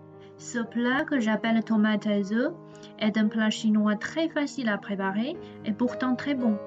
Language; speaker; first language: French; non-native, fluent; Chinese